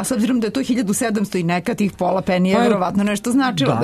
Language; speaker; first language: Serbian; native; Serbian